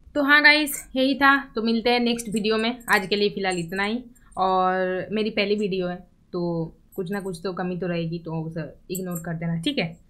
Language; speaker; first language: Hindi; non-native, local second language; Bangla